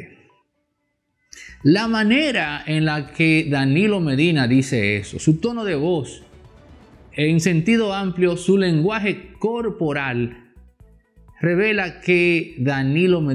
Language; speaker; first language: Spanish; native; Spanish